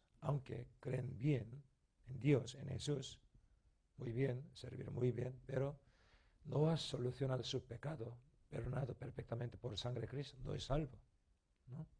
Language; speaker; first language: Spanish; non-native, learner; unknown